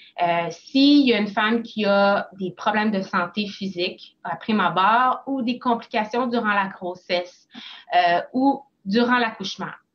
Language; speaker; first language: French; native; French